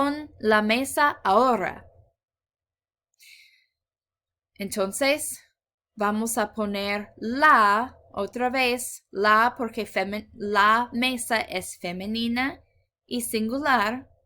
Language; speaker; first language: Spanish; non-native, fluent; English